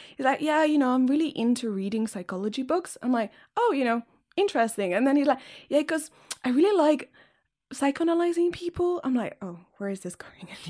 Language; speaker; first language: English; non-native, fluent; Spanish